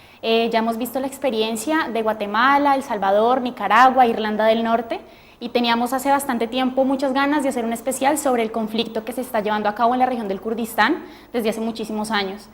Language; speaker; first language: Spanish; native; Spanish